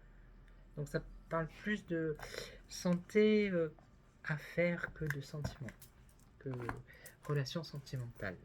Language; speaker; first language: French; native; French